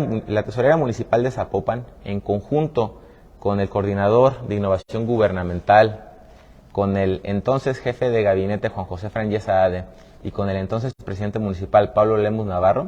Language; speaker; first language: Spanish; native; Spanish